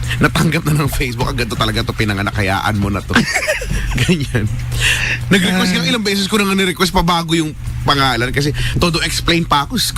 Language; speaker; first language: Filipino; native; Filipino